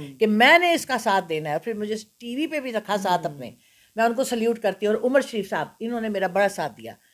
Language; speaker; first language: Urdu; non-native, local second language; Punjabi